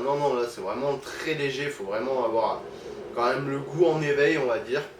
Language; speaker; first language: French; native; French